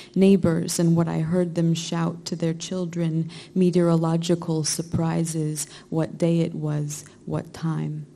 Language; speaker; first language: English; native; English